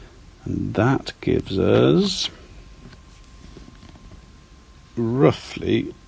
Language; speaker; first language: English; native; English